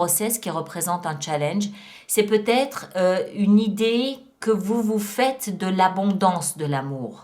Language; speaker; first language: French; native; French